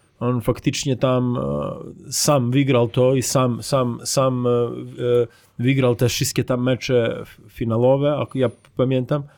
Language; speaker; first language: Polish; non-native, learner; Croatian